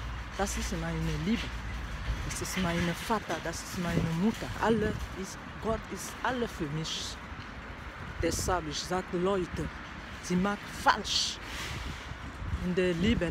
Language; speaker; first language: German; non-native, learner; French